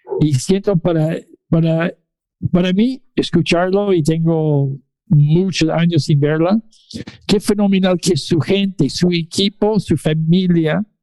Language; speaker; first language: Spanish; non-native, fluent; English